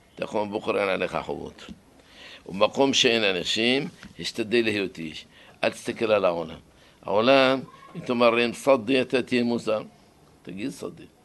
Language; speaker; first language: Hebrew; non-native, fluent; Arabic